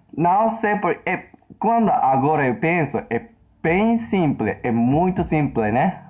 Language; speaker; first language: Portuguese; non-native, fluent; Japanese